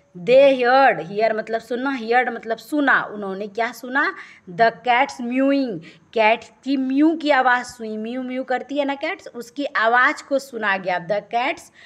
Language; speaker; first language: Hindi; native; Hindi